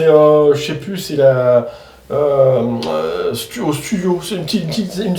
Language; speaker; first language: French; native; French